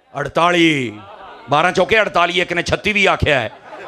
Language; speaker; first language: Urdu; non-native, local second language; Punjabi